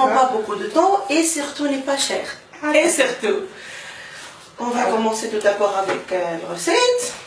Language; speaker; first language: French; non-native, local second language; Arabic